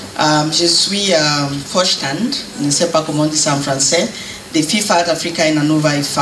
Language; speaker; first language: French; non-native, learner; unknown